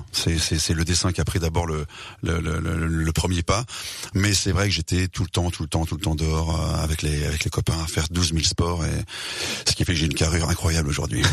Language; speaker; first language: French; native; French